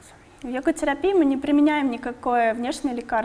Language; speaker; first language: Russian; native; Russian